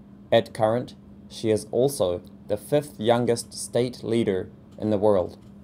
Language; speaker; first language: English; native; English